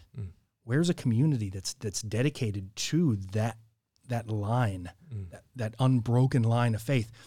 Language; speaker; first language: English; native; English